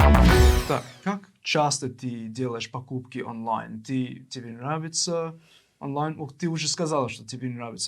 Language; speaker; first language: Russian; non-native, learner; English